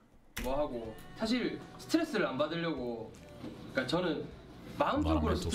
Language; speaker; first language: Korean; native; Korean